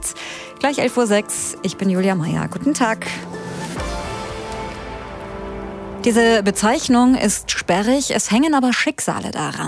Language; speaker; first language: German; native; German